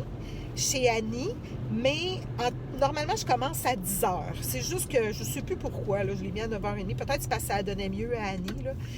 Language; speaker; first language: French; native; French